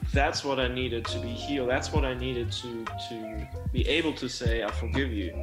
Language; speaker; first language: English; early bilingual, heritage; German